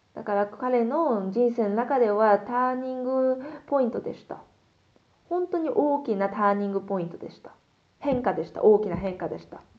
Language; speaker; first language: Japanese; non-native, fluent; Korean